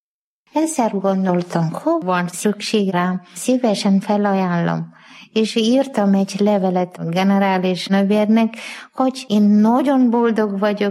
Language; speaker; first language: Hungarian; non-native, learner; Malayalam